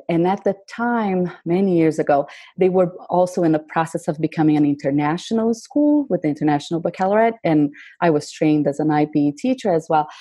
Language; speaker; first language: English; non-native, fluent; Portuguese